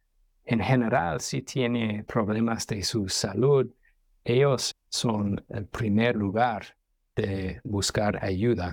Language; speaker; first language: Spanish; non-native, fluent; English